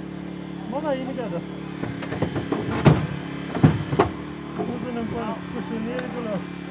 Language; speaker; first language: German; non-native, local second language; Romansh